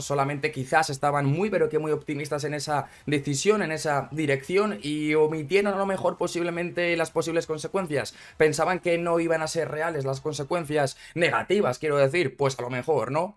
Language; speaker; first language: Spanish; native; Spanish